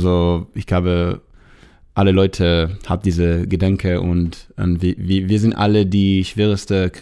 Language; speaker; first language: German; non-native, learner; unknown